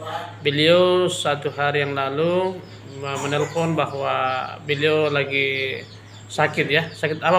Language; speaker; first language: Indonesian; native; Indonesian